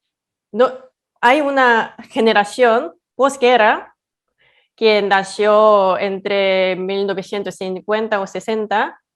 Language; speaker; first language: Spanish; non-native, fluent; Korean